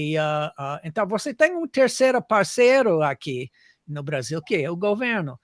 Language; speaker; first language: Portuguese; non-native, fluent; English